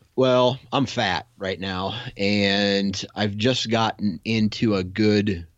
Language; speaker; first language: English; native; English